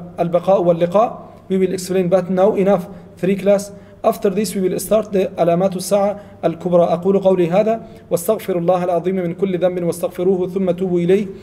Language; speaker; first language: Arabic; non-native, fluent; Malay